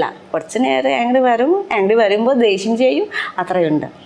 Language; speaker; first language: Malayalam; non-native, learner; Nepali